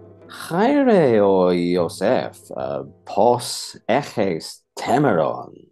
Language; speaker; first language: Greek; non-native, fluent; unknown